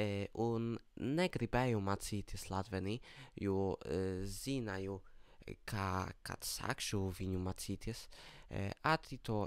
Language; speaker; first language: Latvian; non-native, learner; Polish